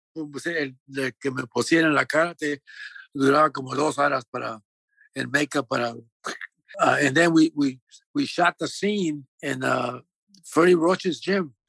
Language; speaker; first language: Spanish; native; Spanish